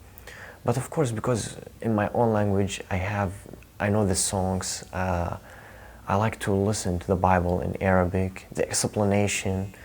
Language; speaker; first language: English; non-native, fluent; Arabic